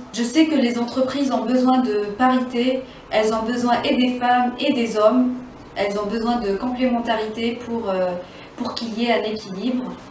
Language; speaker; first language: French; non-native, local second language; Arabic